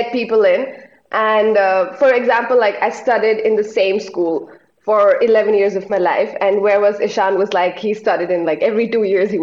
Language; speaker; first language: English; non-native, local second language; Hindi